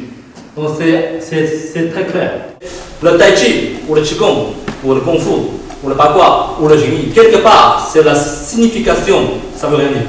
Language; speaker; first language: French; non-native, fluent; Chinese